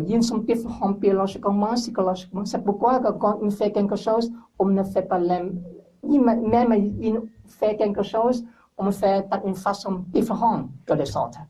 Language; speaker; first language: French; non-native, learner; English